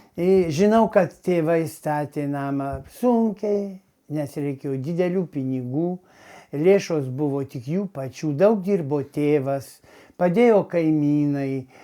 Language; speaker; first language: Lithuanian; native; Lithuanian